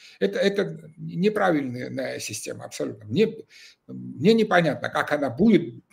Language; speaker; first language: Russian; non-native, local second language; Georgian